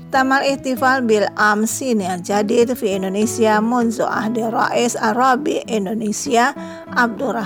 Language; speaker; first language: Arabic; non-native, fluent; Indonesian